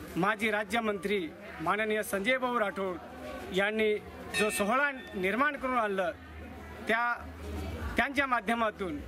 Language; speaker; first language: Marathi; non-native, local second language; Lambadi